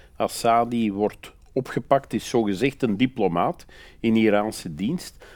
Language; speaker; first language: Dutch; non-native, fluent; Persian